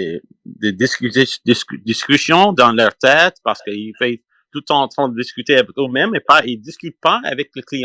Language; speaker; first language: French; non-native, learner; English